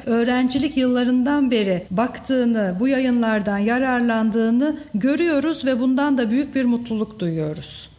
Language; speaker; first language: Turkish; native; Turkish